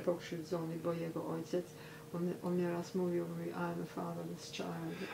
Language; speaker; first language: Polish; early bilingual, heritage; Polish